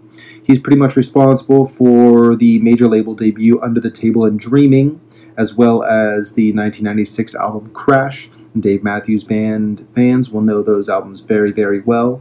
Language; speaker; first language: English; native; English